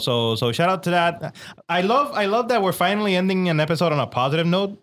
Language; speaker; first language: English; non-native, local second language; Spanish